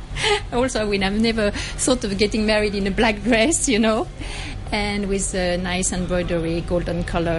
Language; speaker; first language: English; non-native, fluent; French